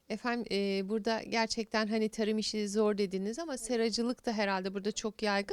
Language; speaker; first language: Turkish; native; Turkish